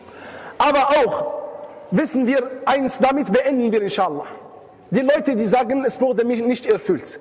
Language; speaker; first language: German; non-native, fluent; Arabic